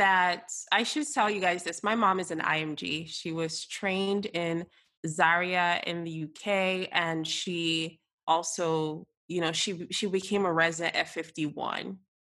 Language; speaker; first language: English; native; English